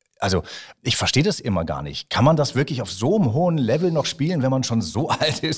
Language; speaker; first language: German; native; German